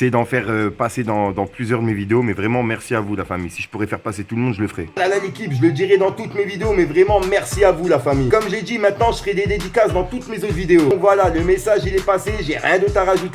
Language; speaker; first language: French; native; French